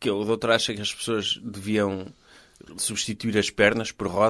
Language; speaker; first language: Portuguese; native; Portuguese